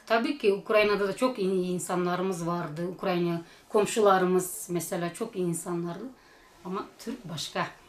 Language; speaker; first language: Turkish; early bilingual, heritage; Turkish